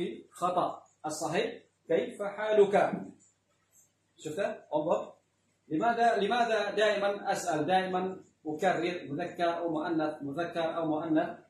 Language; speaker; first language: Arabic; non-native, fluent; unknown